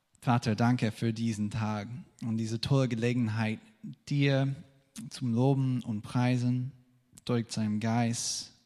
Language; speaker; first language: German; non-native, fluent; English